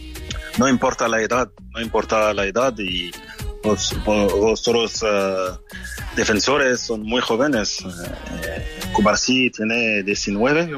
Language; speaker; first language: Spanish; non-native, learner; French